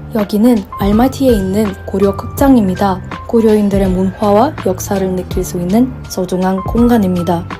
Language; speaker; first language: Korean; non-native, fluent; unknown